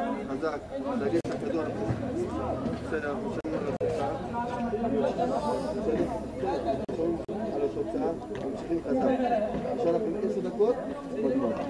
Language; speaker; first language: Hebrew; native; Hebrew